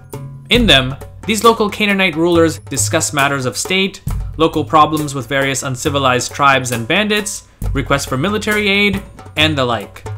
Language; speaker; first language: English; native; English